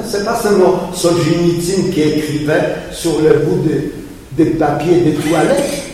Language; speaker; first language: French; early bilingual, other home language; Polish